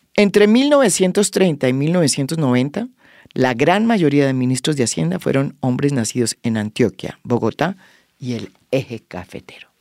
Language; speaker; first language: Spanish; native; Spanish